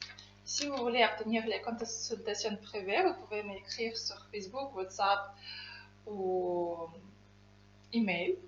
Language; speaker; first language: French; non-native, fluent; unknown